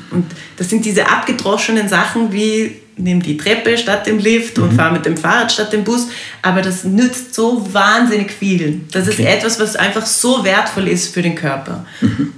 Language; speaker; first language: German; native; German